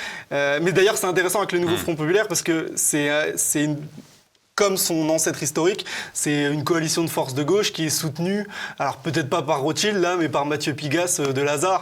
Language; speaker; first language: French; native; French